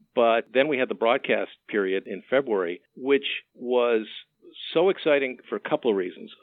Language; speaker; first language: English; native; English